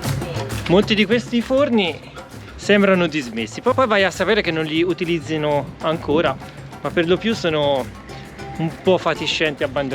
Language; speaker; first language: Italian; native; Italian